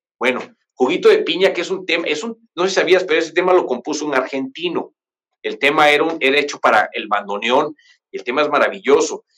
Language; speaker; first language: Spanish; native; Spanish